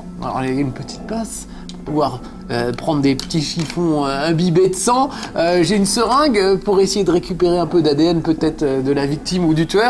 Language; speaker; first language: French; native; French